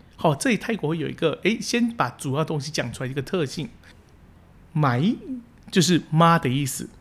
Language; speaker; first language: Chinese; early bilingual, heritage; Chinese